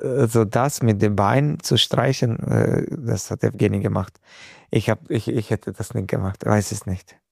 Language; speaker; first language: German; non-native, fluent; Hungarian